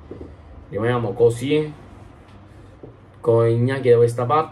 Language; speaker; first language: Italian; native; Italian